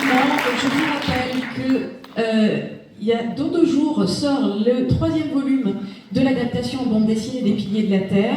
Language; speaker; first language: French; native; French